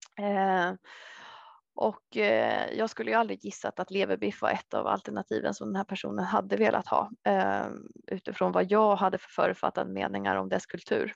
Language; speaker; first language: Swedish; native; Swedish